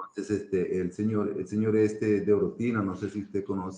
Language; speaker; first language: Spanish; native; Spanish